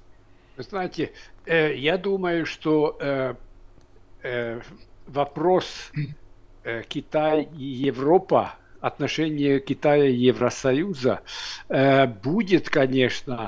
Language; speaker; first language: Russian; non-native, fluent; Hungarian